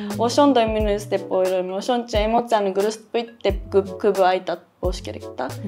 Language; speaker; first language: Kyrgyz; non-native, fluent; Japanese